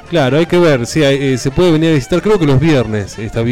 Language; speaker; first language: Spanish; native; Spanish